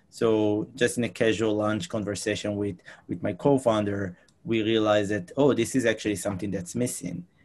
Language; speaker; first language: English; non-native, fluent; Hebrew